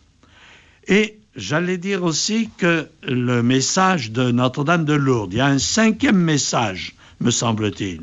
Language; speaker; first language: French; native; French